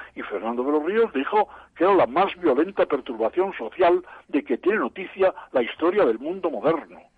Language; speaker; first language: Spanish; native; Spanish